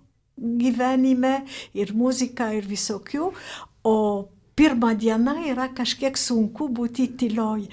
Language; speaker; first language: Lithuanian; non-native, fluent; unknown